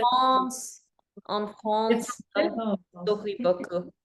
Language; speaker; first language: French; non-native, learner; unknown